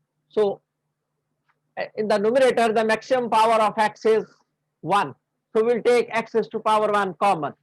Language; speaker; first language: English; non-native, local second language; Hindi